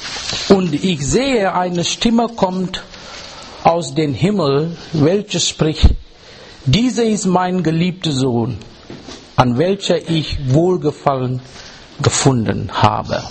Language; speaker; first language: German; non-native, learner; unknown